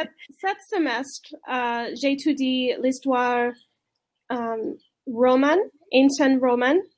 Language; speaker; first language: French; non-native, learner; English